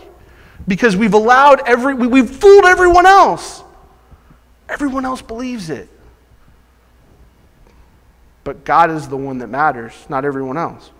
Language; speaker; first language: English; native; English